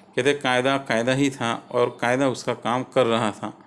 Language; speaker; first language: Hindi; non-native, local second language; Gujarati